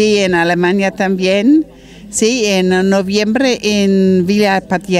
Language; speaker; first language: Spanish; non-native, learner; German